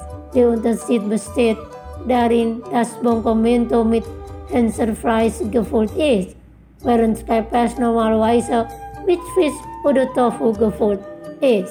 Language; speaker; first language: German; non-native, fluent; Indonesian